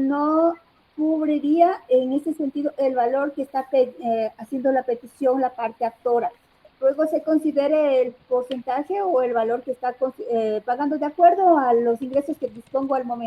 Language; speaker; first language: Spanish; native; Spanish